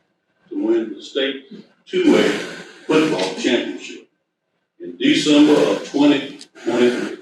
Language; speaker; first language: English; native; English